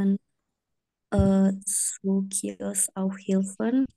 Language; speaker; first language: German; non-native, learner; Indonesian